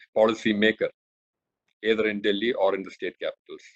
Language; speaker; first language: English; non-native, local second language; Malayalam